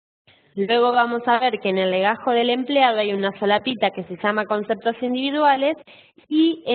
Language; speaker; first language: Spanish; native; Spanish